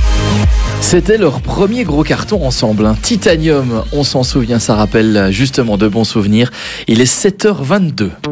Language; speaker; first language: French; native; French